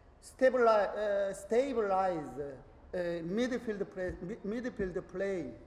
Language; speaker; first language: English; non-native, learner; Korean